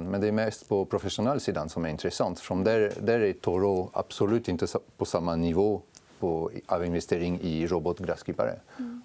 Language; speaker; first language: Swedish; non-native, fluent; French